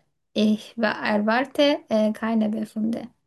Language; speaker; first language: German; non-native, learner; Turkish